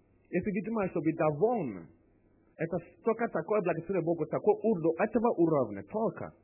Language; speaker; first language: Russian; non-native, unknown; English